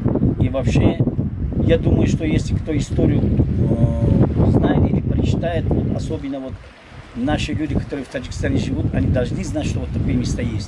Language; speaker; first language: Russian; non-native, local second language; Tajik